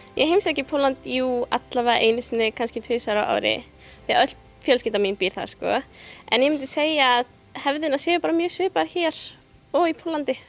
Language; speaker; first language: Icelandic; early bilingual, other home language; Polish